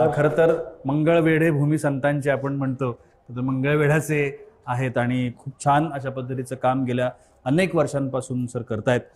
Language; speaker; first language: Marathi; native; Marathi